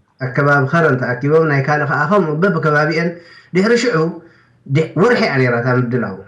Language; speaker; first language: Tigrinya; native; Tigrinya